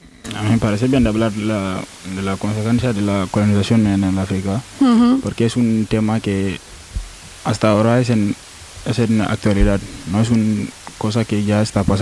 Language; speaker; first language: Spanish; non-native, learner; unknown